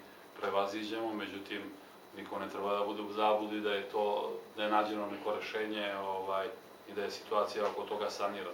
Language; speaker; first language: Serbian; native; Serbian